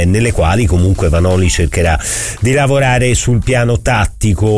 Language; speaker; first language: Italian; native; Italian